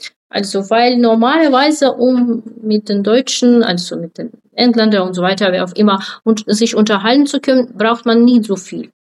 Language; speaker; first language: German; non-native, fluent; Ukrainian